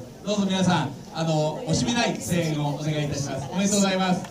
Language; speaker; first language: Japanese; native; Japanese